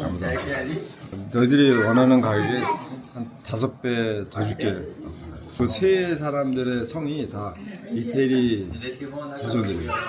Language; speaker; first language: Korean; early bilingual, heritage; Korean